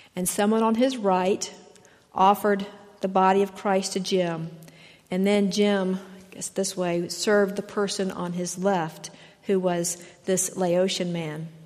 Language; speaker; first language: English; native; English